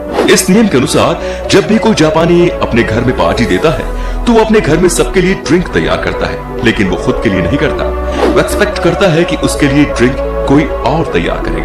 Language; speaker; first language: Hindi; native; Hindi